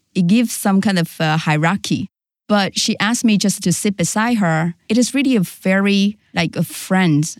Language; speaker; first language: English; non-native, fluent; Chinese